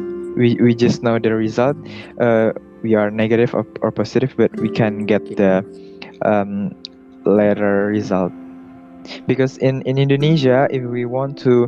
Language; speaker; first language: English; non-native, learner; Indonesian